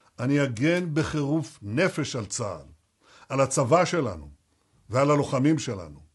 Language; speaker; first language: Hebrew; native; Hebrew